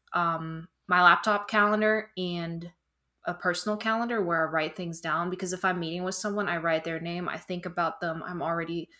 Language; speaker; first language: English; non-native, fluent; German